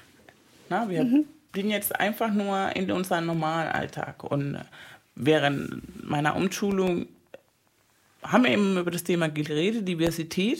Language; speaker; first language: German; non-native, fluent; Spanish